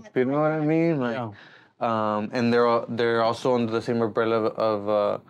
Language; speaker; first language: English; native; English